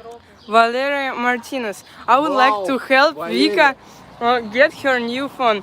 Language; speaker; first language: English; non-native, local second language; Russian